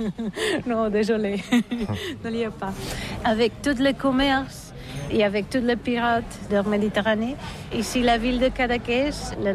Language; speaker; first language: French; non-native, learner; Catalan